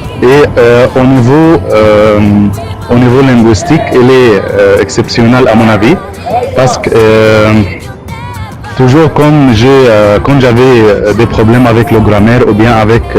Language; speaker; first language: French; non-native, learner; Arabic